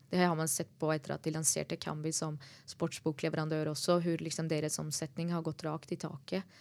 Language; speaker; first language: Norwegian; early bilingual, other home language; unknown